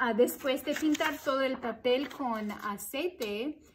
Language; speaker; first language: Spanish; non-native, fluent; English